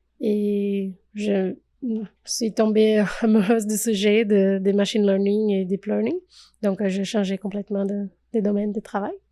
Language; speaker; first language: French; non-native, fluent; Portuguese